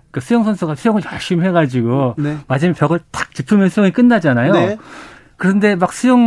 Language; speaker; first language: Korean; native; Korean